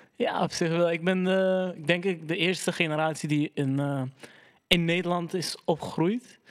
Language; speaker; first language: Dutch; early bilingual, other home language; Arabic